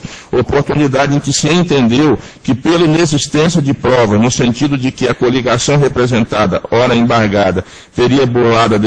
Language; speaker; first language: Portuguese; native; Portuguese